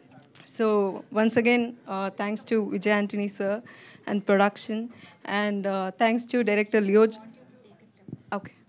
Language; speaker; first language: Telugu; non-native, learner; Tamil